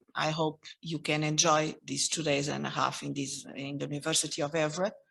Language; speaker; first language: English; non-native, fluent; Portuguese